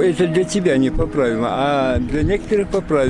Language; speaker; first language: Russian; non-native, local second language; Ukrainian